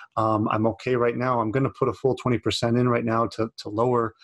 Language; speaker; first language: English; native; English